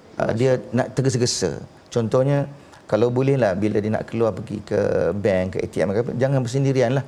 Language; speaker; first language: Malay; native; Malay